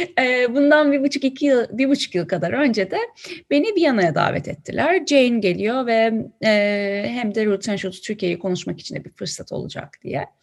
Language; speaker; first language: Turkish; native; Turkish